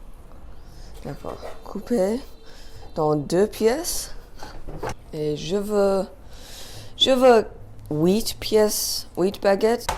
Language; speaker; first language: French; non-native, learner; English